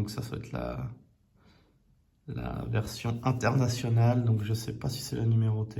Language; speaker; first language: French; native; French